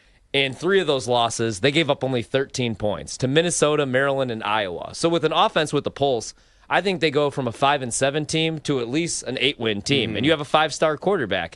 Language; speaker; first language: English; native; English